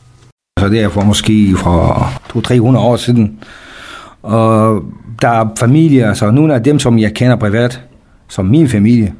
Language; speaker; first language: Danish; non-native, fluent; Kurdish